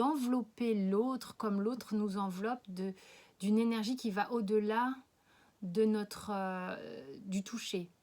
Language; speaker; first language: French; native; French